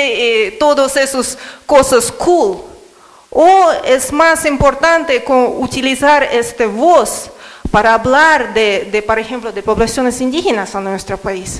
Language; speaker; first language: Spanish; non-native, learner; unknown